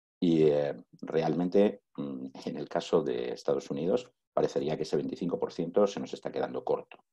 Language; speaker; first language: Spanish; native; Spanish